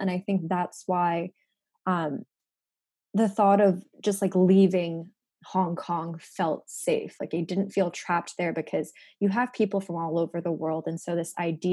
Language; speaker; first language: English; non-native, local second language; Japanese